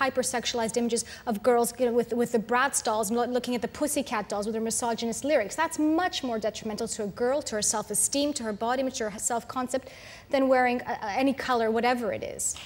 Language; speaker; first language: English; native; English